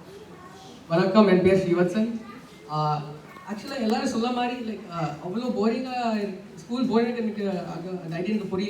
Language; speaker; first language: Tamil; early bilingual, heritage; Tamil